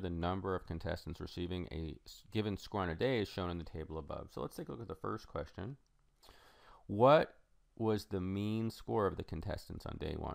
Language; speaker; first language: English; native; English